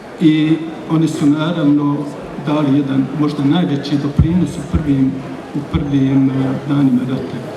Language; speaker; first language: Bosnian; native; Bosnian